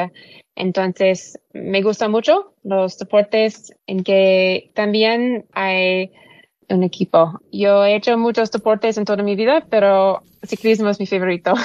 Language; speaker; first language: Spanish; non-native, learner; English